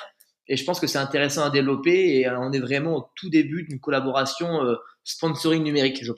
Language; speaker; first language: French; native; French